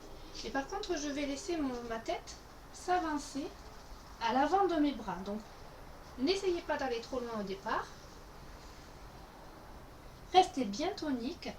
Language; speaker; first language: French; native; French